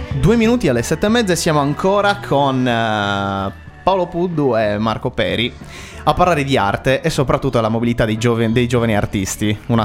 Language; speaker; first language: Italian; native; Italian